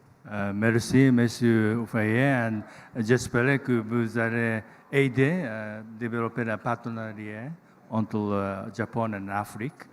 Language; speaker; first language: French; non-native, learner; Japanese